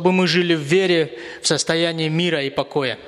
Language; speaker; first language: Russian; native; Russian